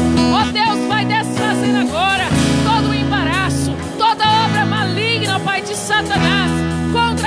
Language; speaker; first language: Portuguese; native; Portuguese